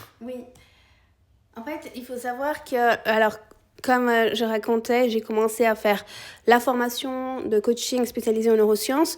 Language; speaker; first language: French; early bilingual, other home language; Spanish